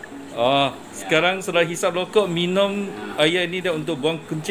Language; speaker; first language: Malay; non-native, local second language; Chinese